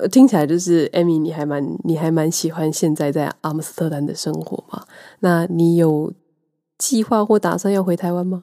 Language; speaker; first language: Chinese; native; Chinese